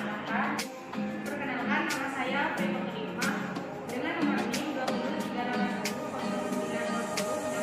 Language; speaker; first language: Indonesian; non-native, local second language; Madurese